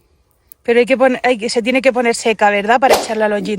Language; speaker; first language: Spanish; native; Spanish